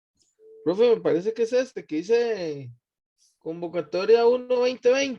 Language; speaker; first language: Spanish; native; Spanish